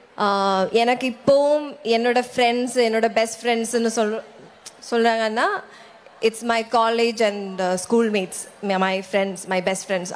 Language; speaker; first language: Tamil; non-native, local second language; Malayalam